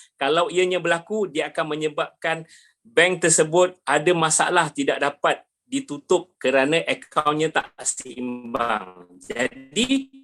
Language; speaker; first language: Malay; native; Malay